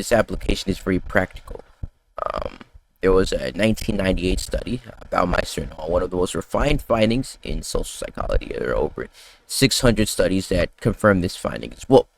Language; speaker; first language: English; native; English